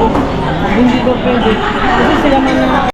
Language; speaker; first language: Filipino; native; Filipino